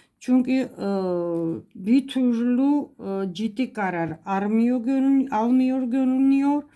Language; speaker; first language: Turkish; non-native, fluent; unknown